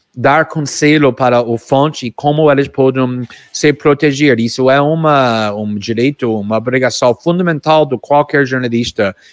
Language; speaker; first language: Portuguese; non-native, fluent; English